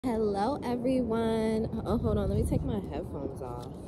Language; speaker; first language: English; native; English